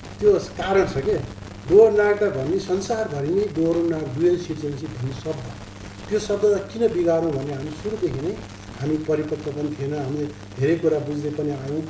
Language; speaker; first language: Nepali; native; Nepali